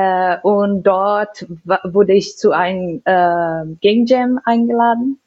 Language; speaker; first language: German; non-native, fluent; Portuguese